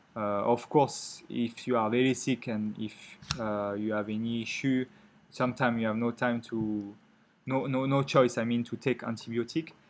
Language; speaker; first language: English; non-native, fluent; French